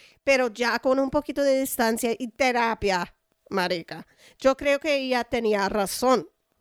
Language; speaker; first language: Spanish; non-native, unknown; English